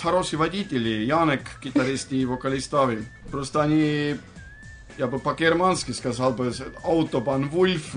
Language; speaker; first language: Russian; non-native, fluent; Estonian